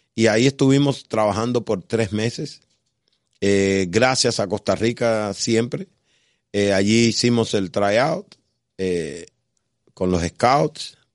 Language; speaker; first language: Spanish; native; Spanish